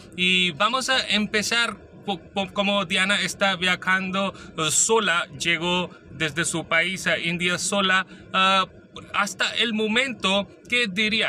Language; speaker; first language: Spanish; non-native, learner; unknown